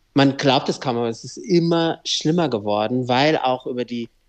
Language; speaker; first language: German; early bilingual, other home language; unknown